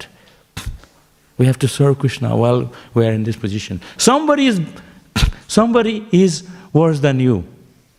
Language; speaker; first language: English; non-native, local second language; Bangla